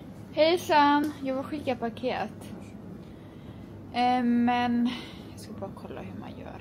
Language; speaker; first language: Swedish; early bilingual, other home language; Arabic